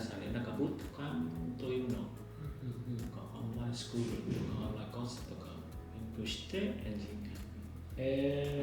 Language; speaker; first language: Japanese; non-native, learner; Vietnamese